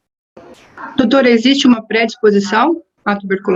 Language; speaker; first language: Portuguese; native; Portuguese